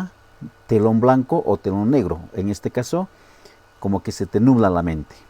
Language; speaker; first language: Spanish; native; Spanish